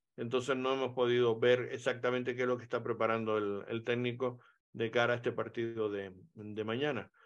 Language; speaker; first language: Spanish; native; Spanish